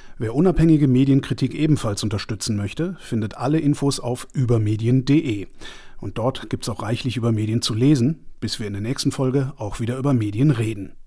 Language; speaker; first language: German; native; German